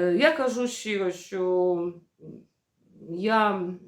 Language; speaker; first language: Ukrainian; non-native, local second language; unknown